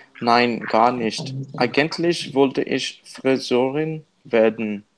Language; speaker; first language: German; non-native, learner; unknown